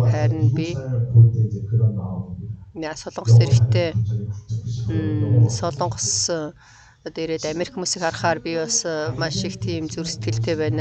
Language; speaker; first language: Mongolian; early bilingual, other home language; Korean